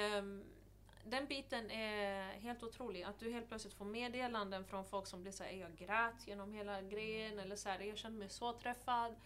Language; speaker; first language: Swedish; early bilingual, other home language; Persian